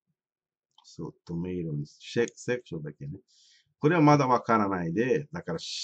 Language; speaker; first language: Japanese; non-native, fluent; Portuguese